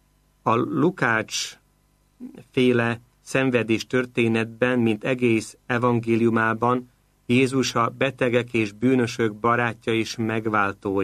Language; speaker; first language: Hungarian; native; Hungarian